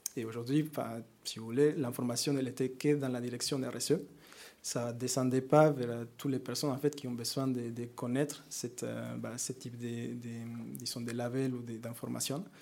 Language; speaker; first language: French; non-native, fluent; Spanish